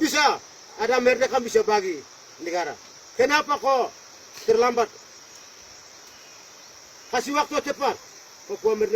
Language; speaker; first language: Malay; non-native, local second language; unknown